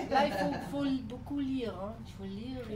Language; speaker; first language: French; non-native, fluent; German